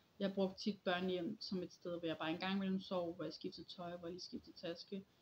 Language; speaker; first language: Danish; early bilingual, other home language; Polish